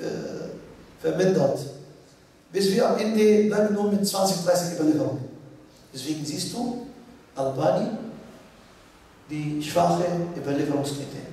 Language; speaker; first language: German; non-native, fluent; Arabic